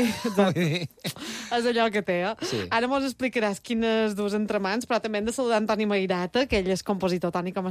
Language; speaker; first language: Catalan; native; Catalan